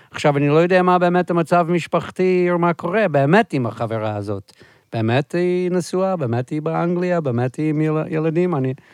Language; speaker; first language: Hebrew; non-native, fluent; English